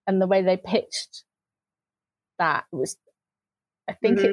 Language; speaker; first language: English; native; English